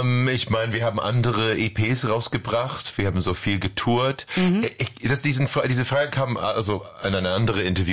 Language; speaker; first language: German; non-native, fluent; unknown